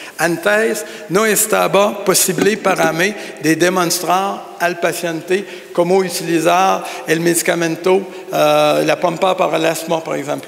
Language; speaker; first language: Spanish; non-native, learner; French